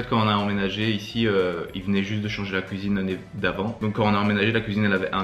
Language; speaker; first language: French; native; French